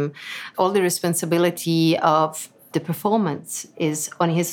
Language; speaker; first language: English; non-native, fluent; Italian